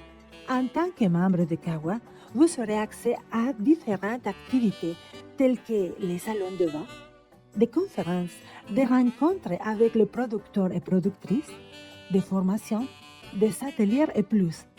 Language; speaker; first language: French; non-native, fluent; Spanish